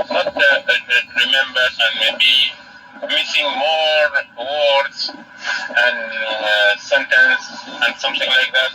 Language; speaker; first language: English; non-native, learner; Arabic